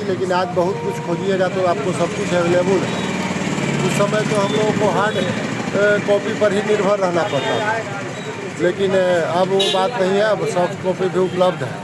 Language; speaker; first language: Hindi; native; Hindi